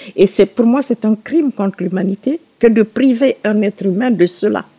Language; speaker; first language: French; non-native, local second language; Susu